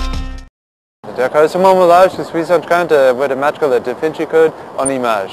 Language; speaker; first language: French; non-native, fluent; English